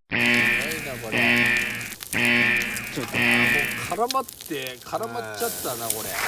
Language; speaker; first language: Japanese; native; Japanese